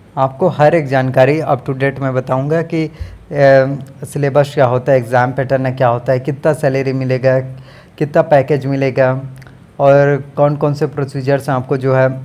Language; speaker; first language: Hindi; native; Hindi